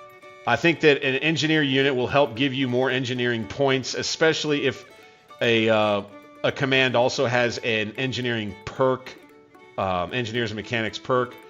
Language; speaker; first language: English; native; English